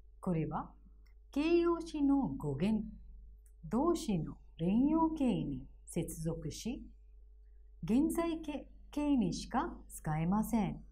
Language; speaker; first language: Japanese; non-native, fluent; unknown